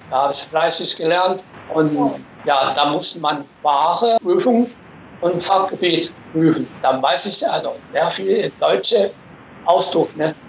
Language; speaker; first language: German; non-native, fluent; Chinese